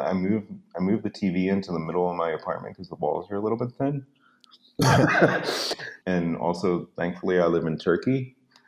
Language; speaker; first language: English; native; English